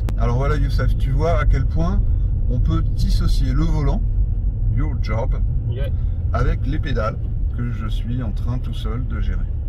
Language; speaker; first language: French; native; French